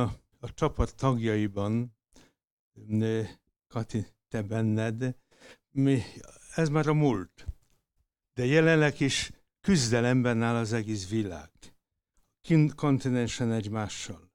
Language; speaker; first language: Hungarian; non-native, fluent; Polish